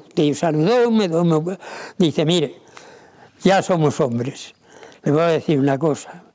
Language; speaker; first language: Spanish; non-native, local second language; Galician